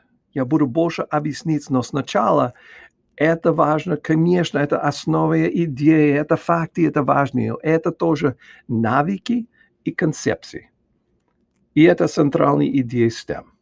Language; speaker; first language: Russian; non-native, learner; English